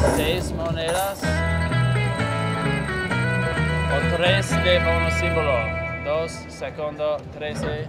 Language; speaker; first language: Spanish; non-native, learner; English